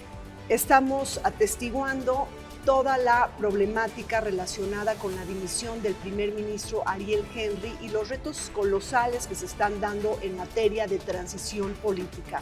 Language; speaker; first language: Spanish; native; Spanish